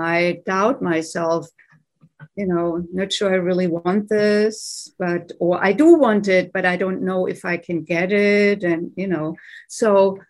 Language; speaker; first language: English; non-native, fluent; German